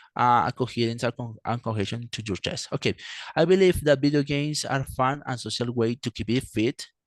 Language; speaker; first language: English; non-native, fluent; Spanish